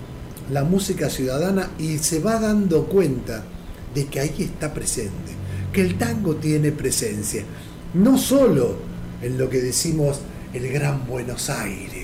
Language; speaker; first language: Spanish; native; Spanish